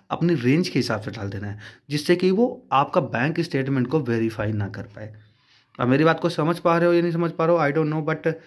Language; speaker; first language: Hindi; native; Hindi